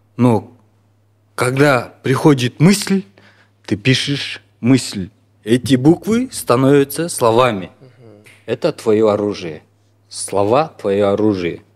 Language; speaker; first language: Russian; non-native, local second language; Kyrgyz